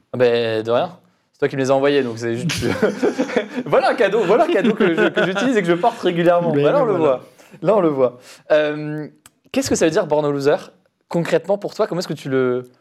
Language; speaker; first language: French; native; French